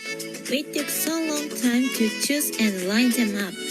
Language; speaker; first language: English; non-native, learner; Japanese